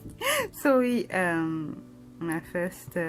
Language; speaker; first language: English; non-native, learner; French